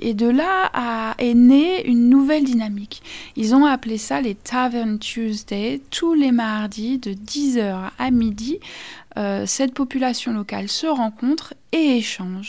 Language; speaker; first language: French; native; French